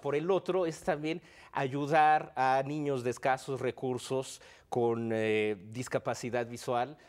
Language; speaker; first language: Spanish; native; Spanish